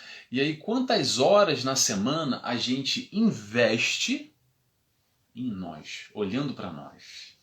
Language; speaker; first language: Portuguese; native; Portuguese